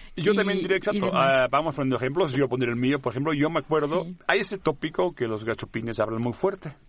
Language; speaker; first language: Spanish; non-native, local second language; Catalan